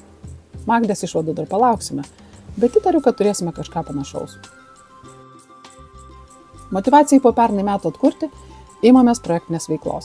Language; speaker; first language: Lithuanian; native; Lithuanian